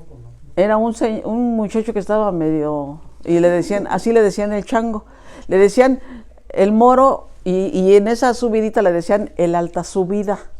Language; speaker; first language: Spanish; native; Spanish